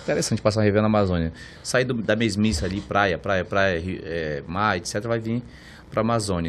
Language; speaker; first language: Portuguese; native; Portuguese